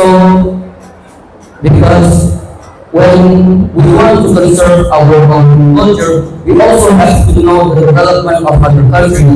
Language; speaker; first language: English; non-native, fluent; Indonesian